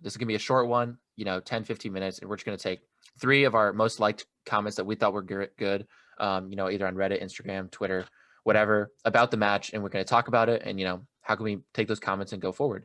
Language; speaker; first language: English; native; English